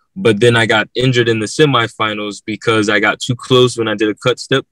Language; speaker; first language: English; native; English